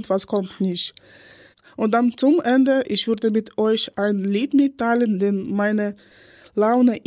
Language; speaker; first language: German; non-native, learner; Ukrainian